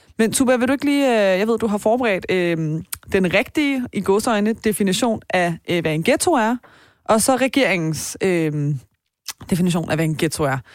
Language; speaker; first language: Danish; early bilingual, other home language; Persian